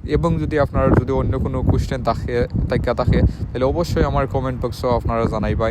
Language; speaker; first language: Bangla; non-native, local second language; Sylheti